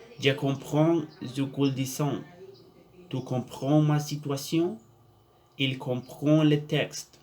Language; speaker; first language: French; non-native, learner; Spanish